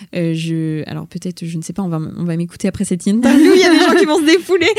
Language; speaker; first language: French; native; French